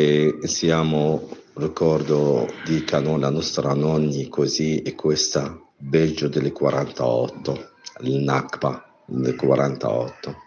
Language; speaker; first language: Italian; non-native, learner; Arabic